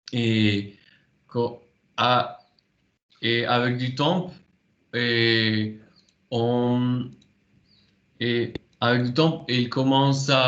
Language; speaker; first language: French; non-native, fluent; Spanish